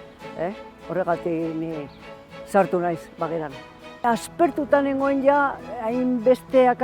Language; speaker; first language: Basque; non-native, local second language; Spanish